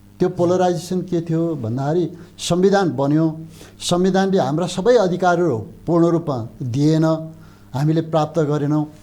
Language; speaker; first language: Nepali; non-native, local second language; Eastern Tamang